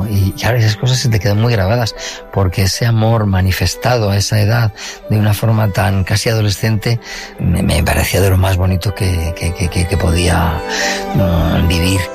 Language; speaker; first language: Spanish; native; Spanish